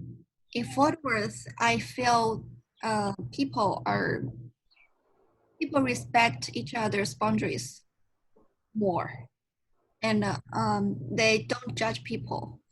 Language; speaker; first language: English; non-native, learner; Chinese